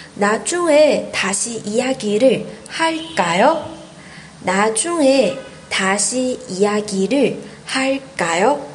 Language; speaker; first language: Korean; non-native, fluent; Chinese